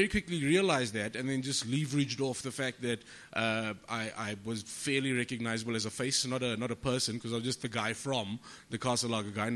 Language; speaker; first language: English; native; English